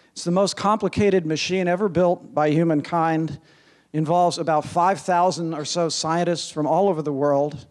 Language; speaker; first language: English; native; English